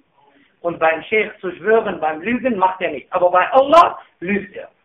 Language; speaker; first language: German; non-native, fluent; Arabic